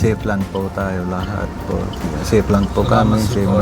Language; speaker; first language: Filipino; non-native, learner; Punjabi